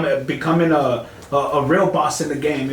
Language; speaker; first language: English; native; English